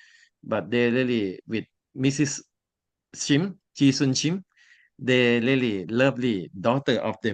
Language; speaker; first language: English; non-native, learner; Thai